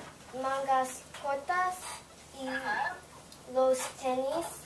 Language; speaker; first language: Spanish; non-native, learner; English